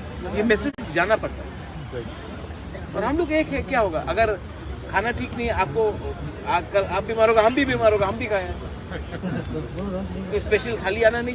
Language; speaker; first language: Hindi; non-native, local second language; Kok Borok